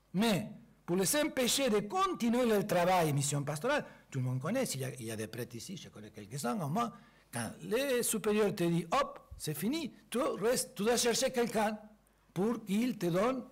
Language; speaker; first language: French; non-native, fluent; Spanish